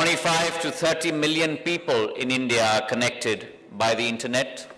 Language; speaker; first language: English; non-native, local second language; Hindi